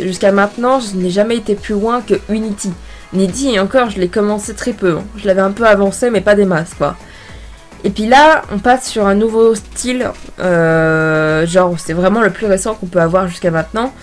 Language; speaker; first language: French; native; French